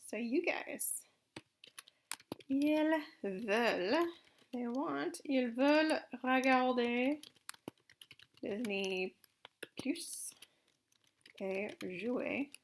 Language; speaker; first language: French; non-native, fluent; English